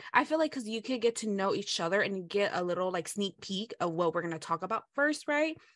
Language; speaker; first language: English; early bilingual, other home language; Hmong